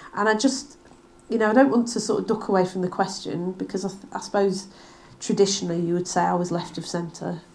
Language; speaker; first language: English; native; English